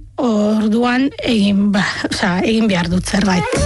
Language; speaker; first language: Basque; non-native, fluent; Arabic